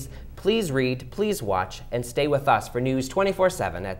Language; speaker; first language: English; native; English